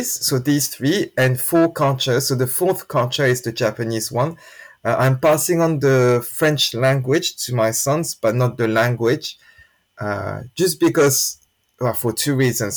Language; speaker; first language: English; non-native, fluent; French